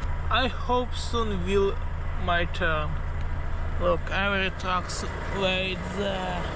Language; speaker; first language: English; non-native, learner; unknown